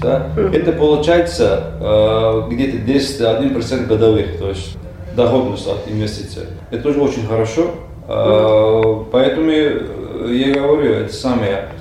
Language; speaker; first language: Russian; non-native, learner; Turkish